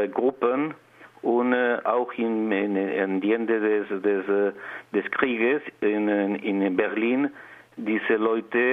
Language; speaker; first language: German; non-native, learner; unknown